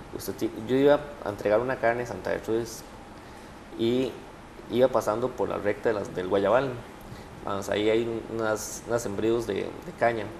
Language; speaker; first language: Spanish; native; Spanish